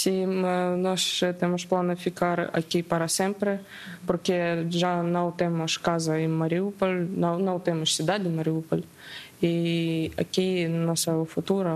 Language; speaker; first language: Portuguese; non-native, learner; Ukrainian